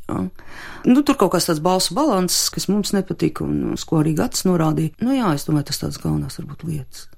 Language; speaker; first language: Latvian; native; Latvian